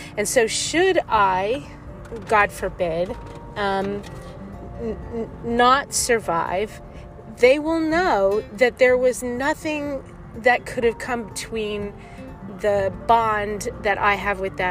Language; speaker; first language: English; native; English